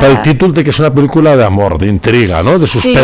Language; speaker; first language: Catalan; native; Catalan